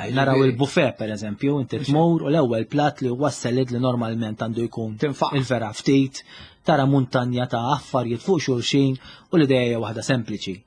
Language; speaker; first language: Maltese; native; Maltese